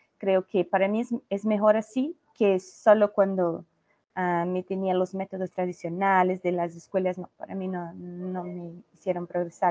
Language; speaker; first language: Spanish; non-native, learner; Portuguese